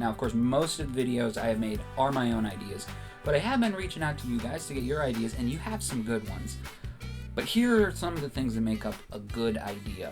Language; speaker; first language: English; native; English